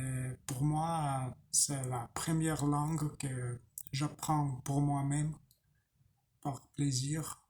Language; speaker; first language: French; non-native, learner; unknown